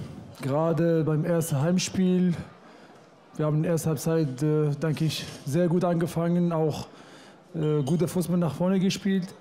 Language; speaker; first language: German; non-native, fluent; Arabic